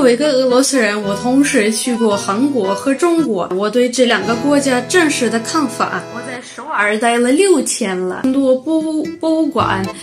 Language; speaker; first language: Chinese; non-native, fluent; Russian